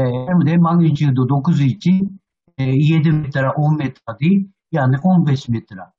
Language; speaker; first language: Turkish; non-native, learner; Japanese